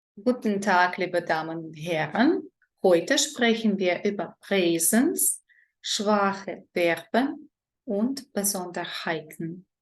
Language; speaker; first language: German; non-native, fluent; Ukrainian